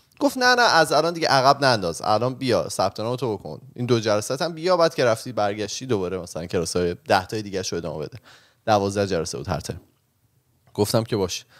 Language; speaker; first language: Persian; native; Persian